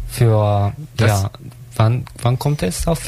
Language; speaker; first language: German; non-native, learner; Japanese